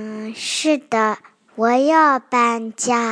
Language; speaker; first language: Chinese; early bilingual, heritage; Chinese